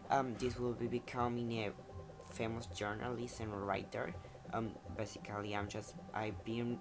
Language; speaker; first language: English; non-native, fluent; Spanish